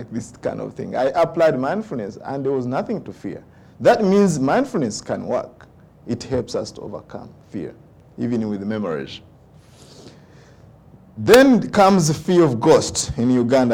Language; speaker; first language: English; non-native, local second language; Ganda